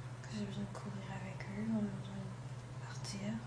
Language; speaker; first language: French; non-native, local second language; English